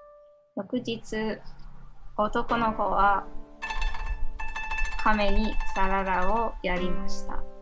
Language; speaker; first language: Japanese; non-native, learner; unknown